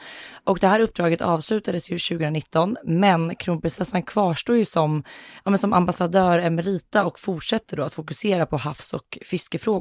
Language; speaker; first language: Swedish; native; Swedish